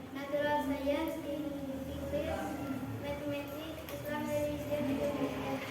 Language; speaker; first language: English; non-native, learner; Indonesian